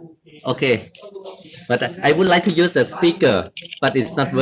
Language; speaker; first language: English; non-native, learner; Thai